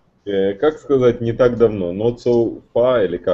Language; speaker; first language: Russian; native; Russian